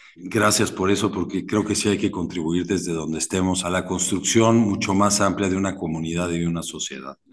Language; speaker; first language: Spanish; native; Spanish